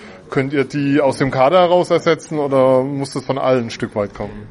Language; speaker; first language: German; native; German